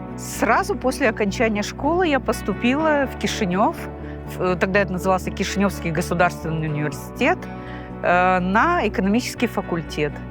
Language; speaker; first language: Russian; non-native, local second language; Gagauz